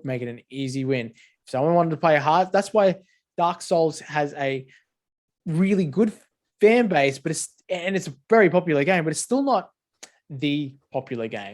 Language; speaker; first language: English; native; English